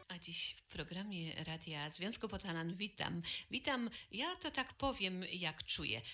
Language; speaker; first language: Polish; native; Polish